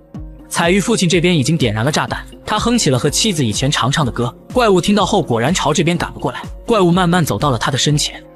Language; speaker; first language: Chinese; native; Chinese